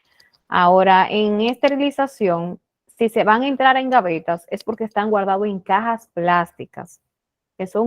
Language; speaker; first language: Spanish; native; Spanish